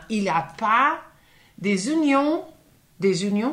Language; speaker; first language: French; non-native, fluent; Portuguese